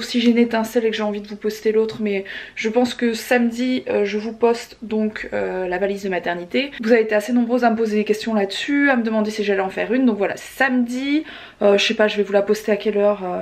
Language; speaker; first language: French; native; French